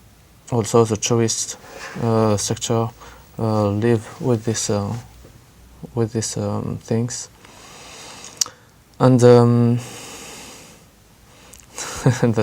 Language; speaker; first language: English; non-native, learner; French